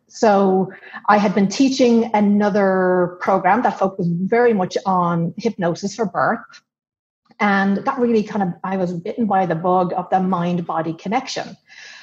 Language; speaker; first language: English; native; English